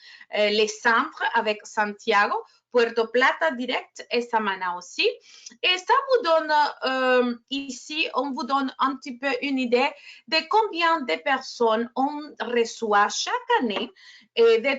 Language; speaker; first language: French; non-native, fluent; Spanish